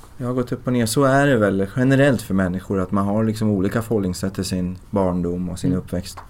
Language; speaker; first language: Swedish; early bilingual, other home language; Persian